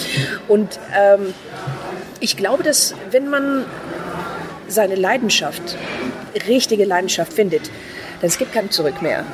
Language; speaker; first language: German; non-native, fluent; Persian